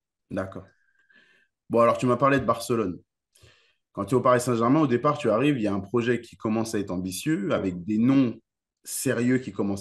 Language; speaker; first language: French; native; French